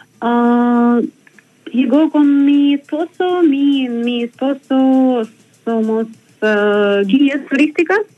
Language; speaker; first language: Spanish; non-native, learner; Russian